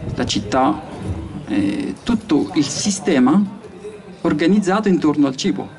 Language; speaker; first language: Italian; non-native, fluent; French